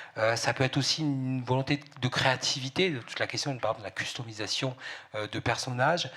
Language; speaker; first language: French; native; French